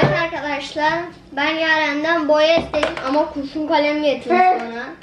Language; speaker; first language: Turkish; native; Turkish